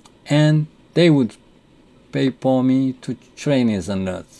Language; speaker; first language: English; non-native, fluent; Korean